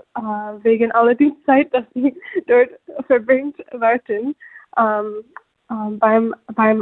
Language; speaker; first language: German; non-native, fluent; English